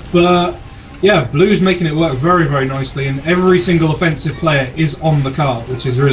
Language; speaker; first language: English; native; English